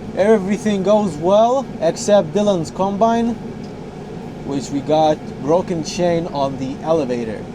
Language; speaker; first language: English; non-native, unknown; Lithuanian